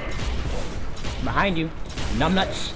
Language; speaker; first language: English; native; English